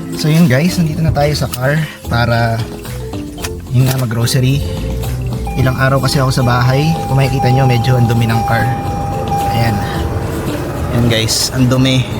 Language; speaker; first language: Filipino; native; Filipino